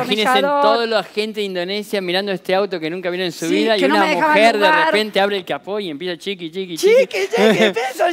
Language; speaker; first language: Spanish; native; Spanish